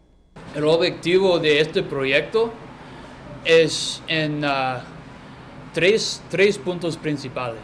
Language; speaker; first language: Spanish; non-native, fluent; English